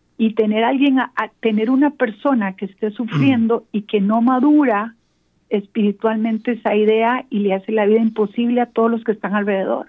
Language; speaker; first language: Spanish; native; Spanish